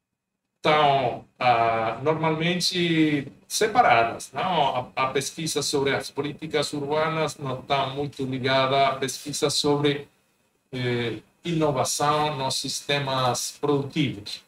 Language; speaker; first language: Portuguese; non-native, fluent; Spanish